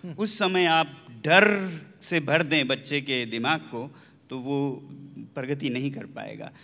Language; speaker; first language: Hindi; non-native, local second language; Ladakhi